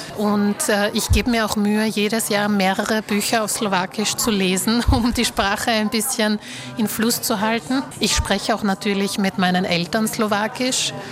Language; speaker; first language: German; early bilingual, other home language; Slovak